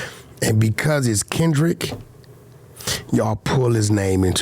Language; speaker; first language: English; native; English